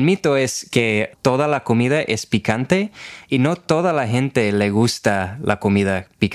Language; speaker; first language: Spanish; non-native, fluent; English